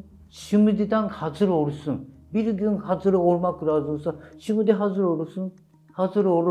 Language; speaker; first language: Turkish; non-native, fluent; Japanese